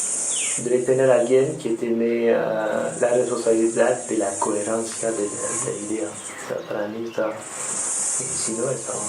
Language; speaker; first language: Spanish; non-native, learner; French